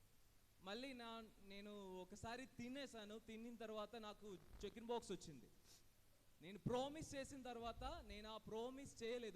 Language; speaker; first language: Telugu; non-native, fluent; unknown